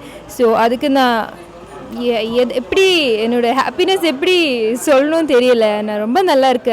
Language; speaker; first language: Tamil; non-native, fluent; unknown